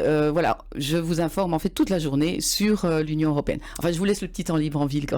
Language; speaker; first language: French; native; French